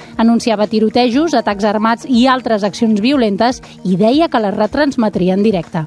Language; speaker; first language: Catalan; native; Catalan